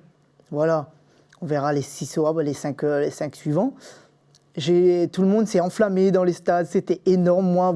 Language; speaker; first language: French; native; French